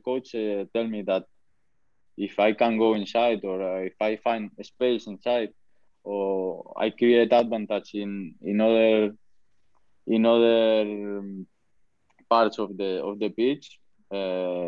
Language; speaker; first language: English; non-native, learner; Spanish